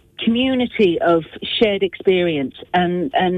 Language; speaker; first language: English; native; English